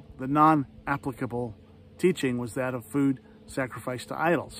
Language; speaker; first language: English; native; English